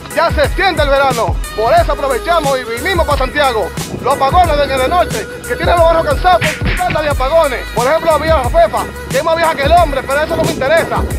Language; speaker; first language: Spanish; native; Spanish